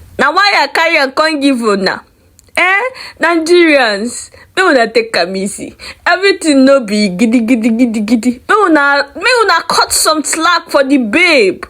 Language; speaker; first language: Nigerian Pidgin; non-native, local second language; Igbo